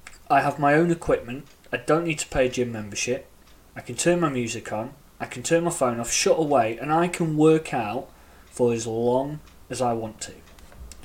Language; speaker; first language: English; native; English